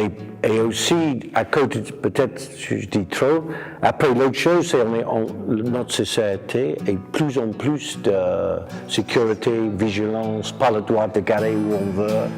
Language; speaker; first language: French; non-native, fluent; English